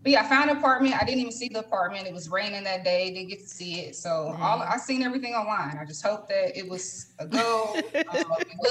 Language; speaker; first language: English; native; English